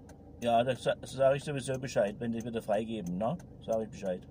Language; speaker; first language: German; native; German